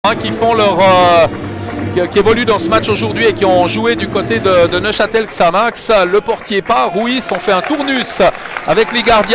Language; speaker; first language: French; native; French